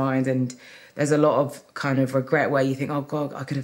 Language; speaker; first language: English; native; English